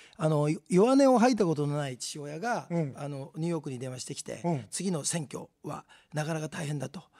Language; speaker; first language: Japanese; native; Japanese